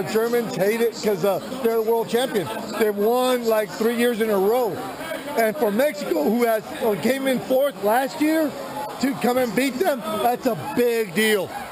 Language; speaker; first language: English; early bilingual, other home language; Spanish